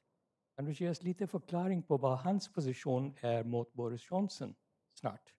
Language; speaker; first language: Swedish; non-native, fluent; English